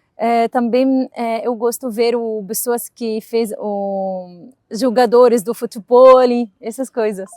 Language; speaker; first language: Portuguese; non-native, learner; Arabic